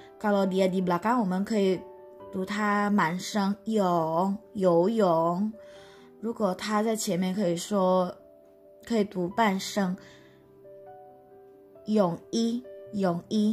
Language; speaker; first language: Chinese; non-native, fluent; Indonesian